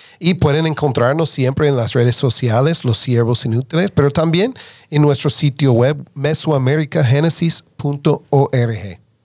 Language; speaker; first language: Spanish; non-native, fluent; English